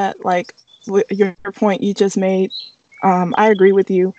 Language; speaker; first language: English; native; English